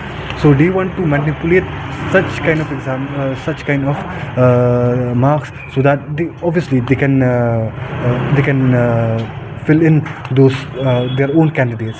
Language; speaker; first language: English; non-native, local second language; Khasi